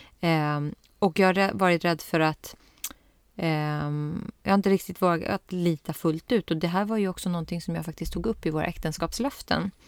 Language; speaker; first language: Swedish; early bilingual, other home language; Persian